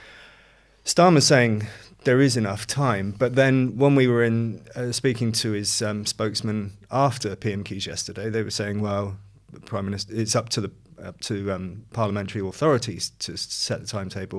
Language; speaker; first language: English; native; English